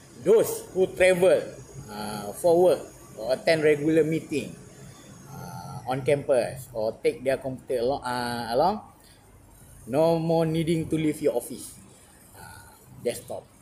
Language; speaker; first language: English; non-native, learner; Malay